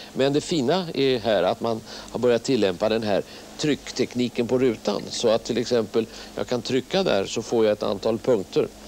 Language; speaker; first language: Swedish; native; Swedish